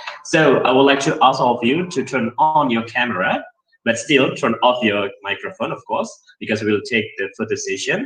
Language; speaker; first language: English; non-native, fluent; Indonesian